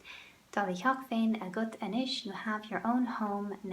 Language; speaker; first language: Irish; non-native, local second language; English